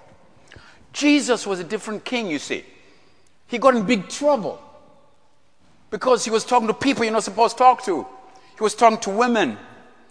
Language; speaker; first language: English; non-native, local second language; Ganda